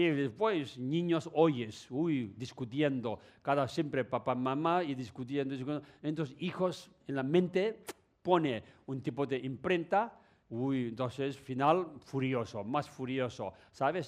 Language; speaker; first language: Spanish; non-native, learner; Tibetan